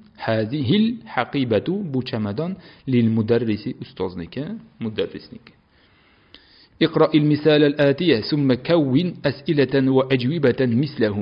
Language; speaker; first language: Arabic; non-native, fluent; Uzbek